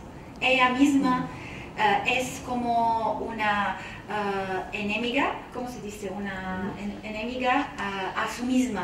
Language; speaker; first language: Spanish; non-native, fluent; Arabic